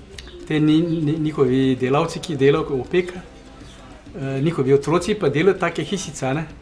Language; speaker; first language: Slovenian; non-native, learner; Malagasy